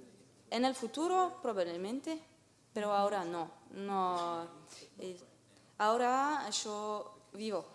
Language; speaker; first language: Spanish; non-native, learner; French